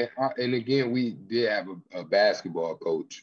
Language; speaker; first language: English; native; English